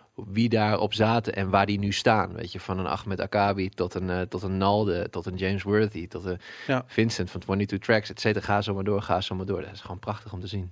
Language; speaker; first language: Dutch; early bilingual, other home language; Arabic